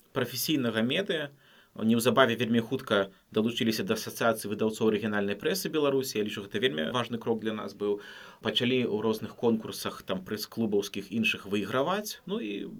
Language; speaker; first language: Belarusian; non-native, local second language; Russian